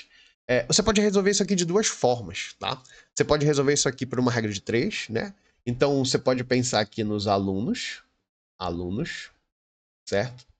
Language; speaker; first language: Portuguese; native; Portuguese